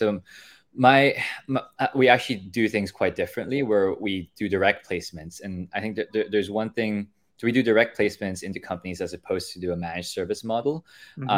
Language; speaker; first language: English; non-native, local second language; Filipino